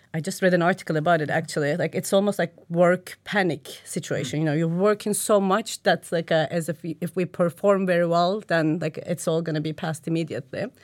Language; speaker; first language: English; non-native, fluent; Turkish